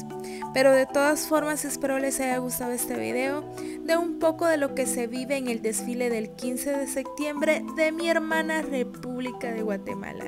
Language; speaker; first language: Spanish; native; Spanish